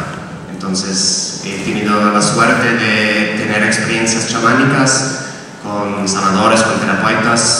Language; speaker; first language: Spanish; non-native, fluent; German